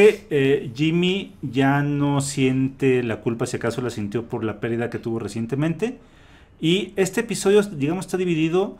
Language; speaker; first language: Spanish; native; Spanish